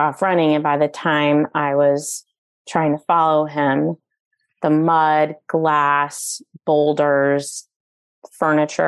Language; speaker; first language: English; native; English